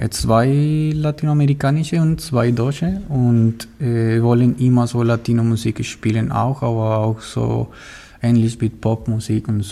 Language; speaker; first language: German; non-native, learner; Spanish